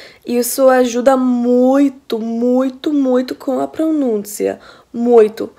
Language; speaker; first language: Portuguese; non-native, fluent; English